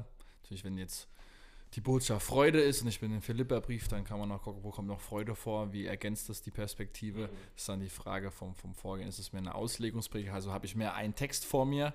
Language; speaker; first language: German; native; German